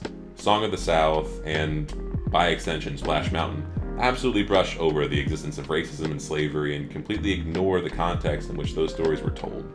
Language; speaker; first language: English; native; English